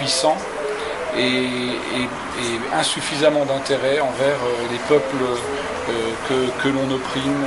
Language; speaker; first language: French; native; French